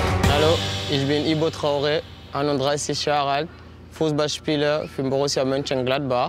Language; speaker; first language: German; non-native, fluent; French